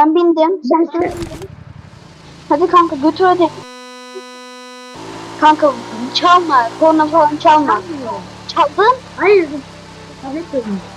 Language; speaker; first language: Turkish; native; Turkish